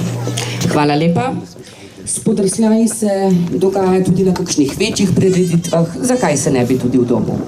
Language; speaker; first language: Slovenian; native; Slovenian